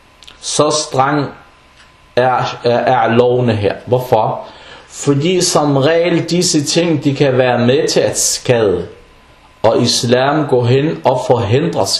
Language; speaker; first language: Danish; non-native, fluent; Arabic